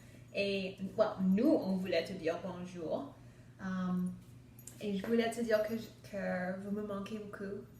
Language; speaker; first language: French; non-native, local second language; English